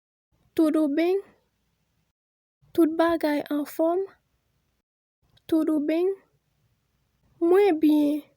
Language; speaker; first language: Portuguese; non-native, fluent; Haitian Creole